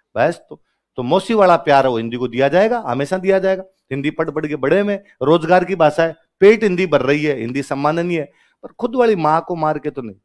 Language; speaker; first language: Hindi; non-native, local second language; Rajasthani